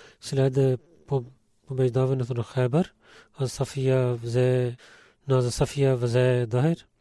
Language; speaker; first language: Bulgarian; non-native, learner; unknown